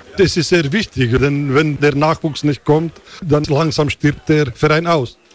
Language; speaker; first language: German; non-native, local second language; Slovak